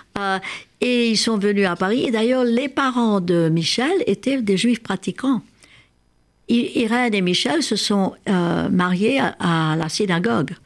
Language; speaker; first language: French; non-native, fluent; Hungarian